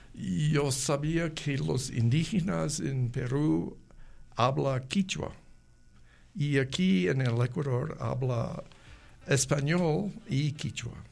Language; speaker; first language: Spanish; non-native, learner; English